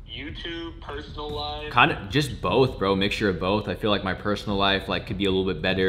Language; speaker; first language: English; native; English